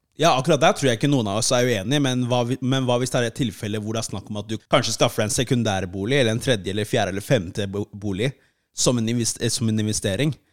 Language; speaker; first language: Norwegian; early bilingual, other home language; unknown